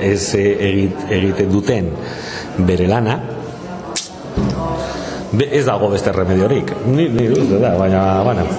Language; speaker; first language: Basque; non-native, local second language; Spanish